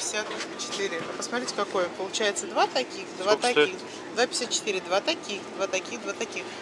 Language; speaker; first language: Russian; native; Russian